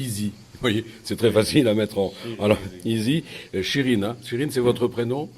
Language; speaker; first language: French; native; French